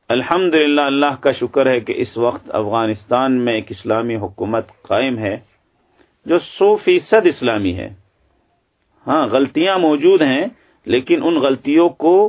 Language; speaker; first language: Urdu; non-native, local second language; Pashto